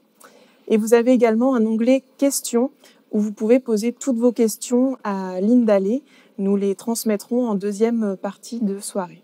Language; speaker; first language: French; native; French